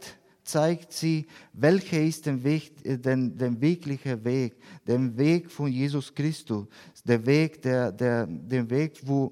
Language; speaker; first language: German; non-native, learner; Spanish